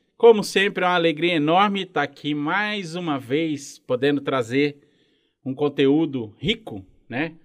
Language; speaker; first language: Portuguese; native; Portuguese